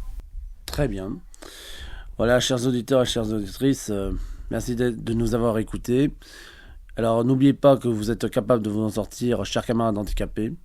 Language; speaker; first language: French; native; French